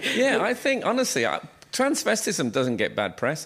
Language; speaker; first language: English; native; English